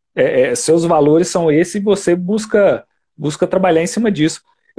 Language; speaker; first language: Portuguese; native; Portuguese